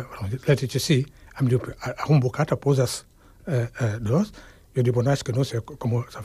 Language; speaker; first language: Catalan; non-native, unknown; Wolof